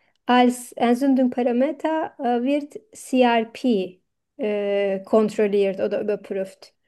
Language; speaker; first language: German; non-native, learner; Turkish